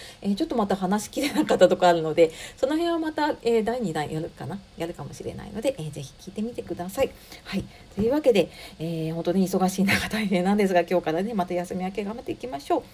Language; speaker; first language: Japanese; native; Japanese